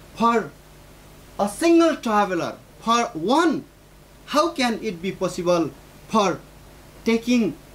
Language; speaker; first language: English; non-native, local second language; Nepali